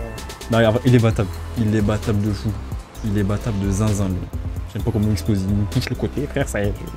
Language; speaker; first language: French; native; French